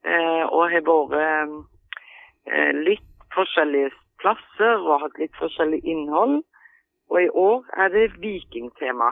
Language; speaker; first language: Norwegian; native; Norwegian